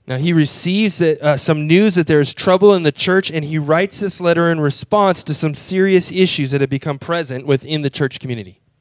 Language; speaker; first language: English; native; English